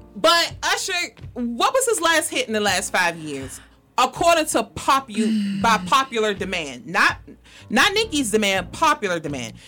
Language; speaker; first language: English; native; English